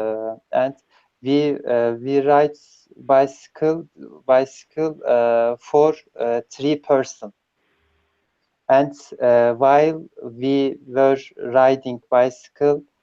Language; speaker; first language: English; non-native, learner; Turkish